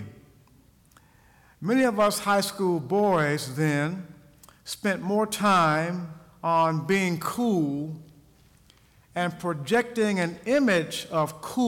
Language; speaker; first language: English; native; English